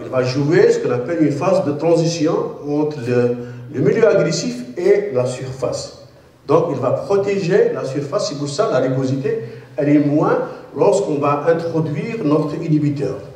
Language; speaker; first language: French; non-native, local second language; Arabic